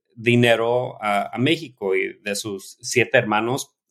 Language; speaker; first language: Spanish; early bilingual, heritage; Spanish